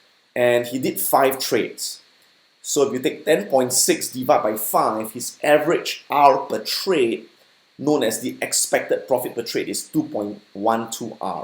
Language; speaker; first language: English; native; English